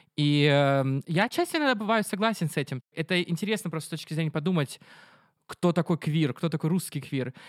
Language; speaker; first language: Russian; native; Russian